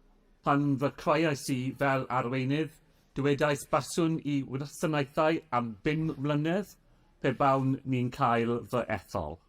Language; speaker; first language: Welsh; non-native, local second language; English